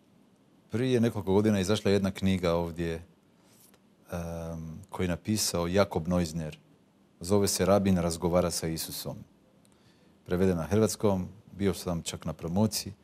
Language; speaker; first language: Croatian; non-native, fluent; Hebrew